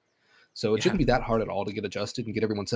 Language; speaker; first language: English; native; English